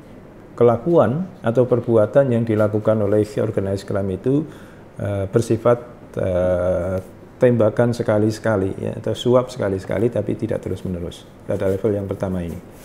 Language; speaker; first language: Indonesian; native; Indonesian